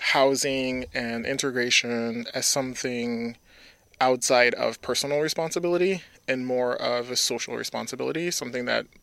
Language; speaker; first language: English; early bilingual, other home language; French